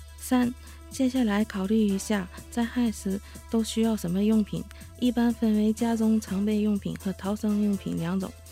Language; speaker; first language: Chinese; native; Chinese